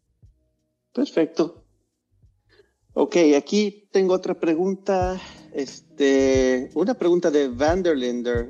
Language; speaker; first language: Spanish; non-native, fluent; English